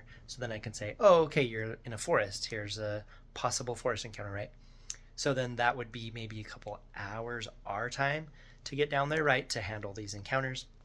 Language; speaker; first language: English; native; English